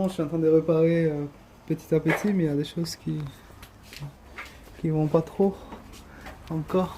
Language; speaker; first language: French; early bilingual, other home language; Spanish